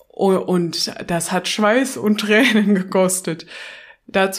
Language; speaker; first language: German; native; German